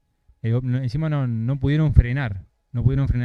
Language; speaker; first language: Spanish; native; Spanish